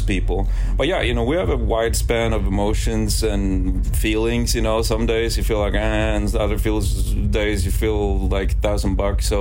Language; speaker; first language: English; non-native, fluent; Swedish